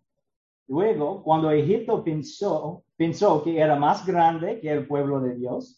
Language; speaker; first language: Spanish; non-native, learner; English